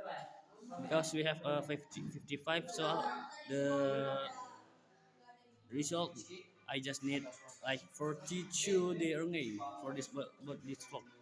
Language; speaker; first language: English; non-native, learner; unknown